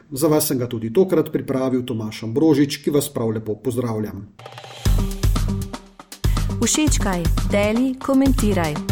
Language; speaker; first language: Slovenian; native; Slovenian